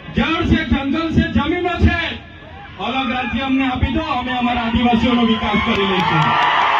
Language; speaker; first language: Gujarati; non-native, local second language; Vasavi